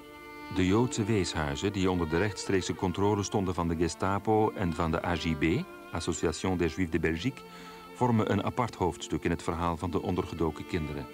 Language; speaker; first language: Dutch; native; Dutch